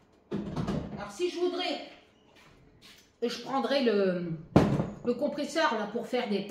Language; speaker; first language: French; native; French